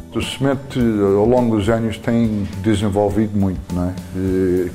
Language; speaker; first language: Portuguese; non-native, fluent; English